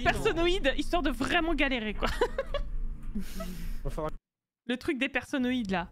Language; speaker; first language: French; native; French